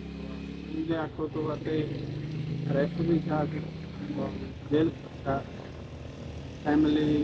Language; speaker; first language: Filipino; non-native, learner; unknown